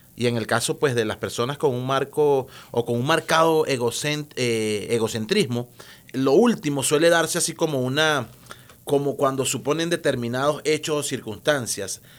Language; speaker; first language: Spanish; native; Spanish